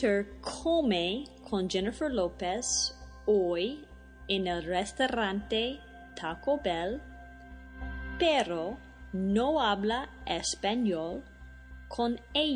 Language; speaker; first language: Spanish; non-native, fluent; English